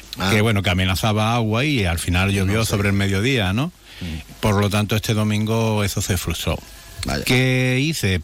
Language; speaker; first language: Spanish; native; Spanish